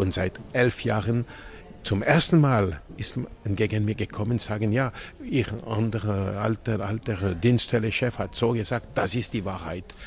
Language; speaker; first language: German; non-native, local second language; French